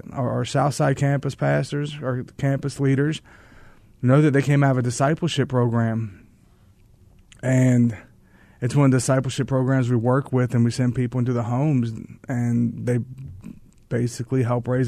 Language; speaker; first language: English; native; English